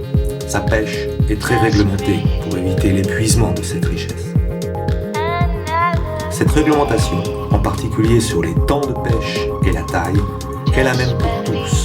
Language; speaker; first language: French; native; French